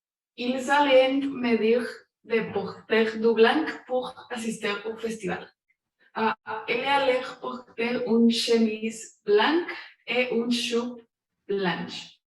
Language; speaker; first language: French; non-native, learner; Spanish